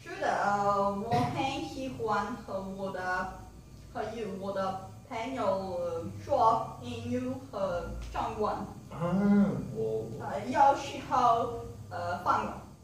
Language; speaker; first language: Chinese; non-native, learner; Portuguese